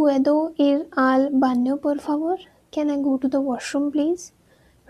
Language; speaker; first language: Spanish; non-native, fluent; Hindi